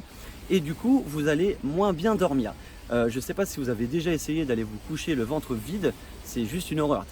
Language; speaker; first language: French; native; French